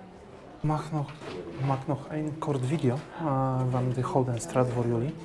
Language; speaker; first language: Dutch; non-native, learner; Polish